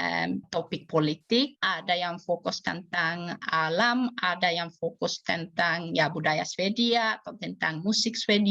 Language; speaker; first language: Indonesian; non-native, fluent; Swedish